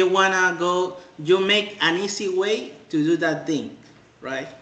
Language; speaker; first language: English; non-native, fluent; Spanish